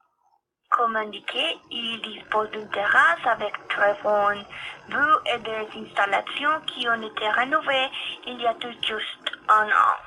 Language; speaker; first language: French; non-native, learner; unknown